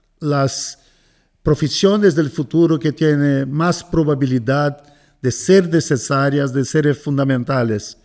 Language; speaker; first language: Spanish; non-native, fluent; Portuguese